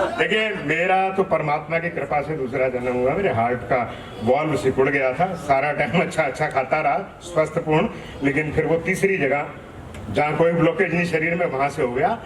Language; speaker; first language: Hindi; non-native, local second language; Punjabi